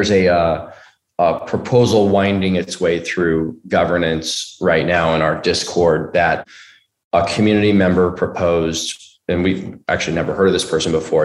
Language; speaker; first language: English; native; English